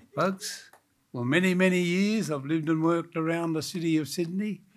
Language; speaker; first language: English; native; English